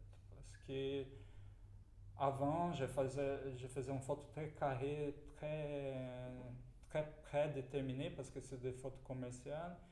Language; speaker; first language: French; non-native, fluent; Portuguese